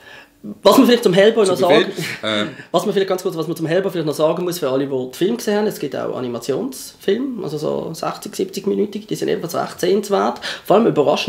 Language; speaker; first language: German; native; German